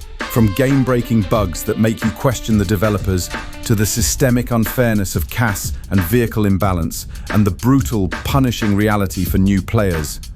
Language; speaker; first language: English; native; English